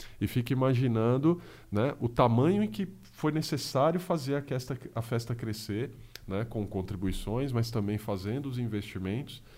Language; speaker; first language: Portuguese; native; Portuguese